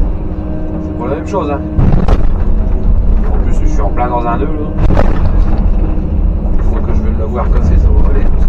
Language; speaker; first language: French; native; French